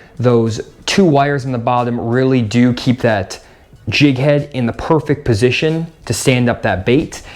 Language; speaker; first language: English; native; English